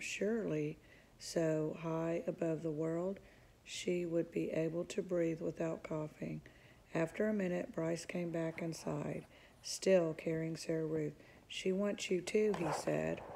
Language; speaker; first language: English; native; English